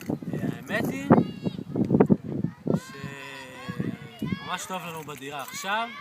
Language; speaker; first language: Hebrew; native; Hebrew